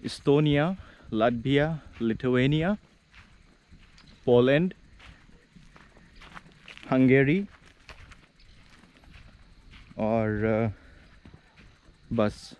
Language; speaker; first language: Hindi; non-native, local second language; Assamese